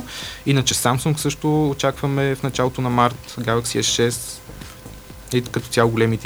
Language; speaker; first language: Bulgarian; native; Bulgarian